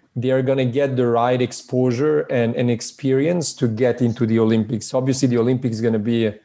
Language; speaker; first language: English; early bilingual, other home language; Serbian